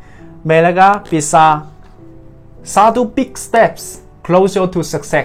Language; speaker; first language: Indonesian; non-native, learner; Chinese